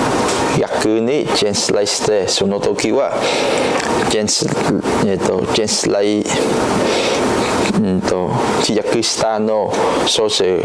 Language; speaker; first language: Japanese; non-native, learner; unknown